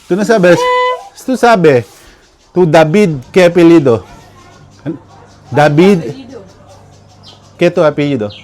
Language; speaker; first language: Spanish; non-native, learner; Filipino